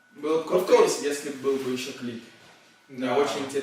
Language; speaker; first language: Russian; native; Russian